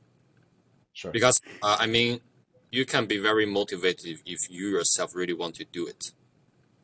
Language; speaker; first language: English; non-native, fluent; Chinese